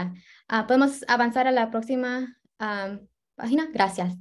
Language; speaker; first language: Spanish; early bilingual, heritage; Spanish